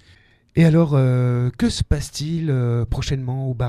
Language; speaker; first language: French; native; French